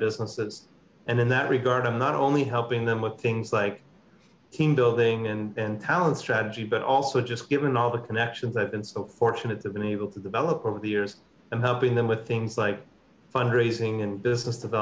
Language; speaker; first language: English; native; English